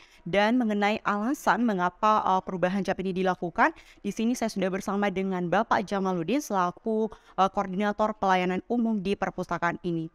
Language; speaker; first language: Indonesian; native; Indonesian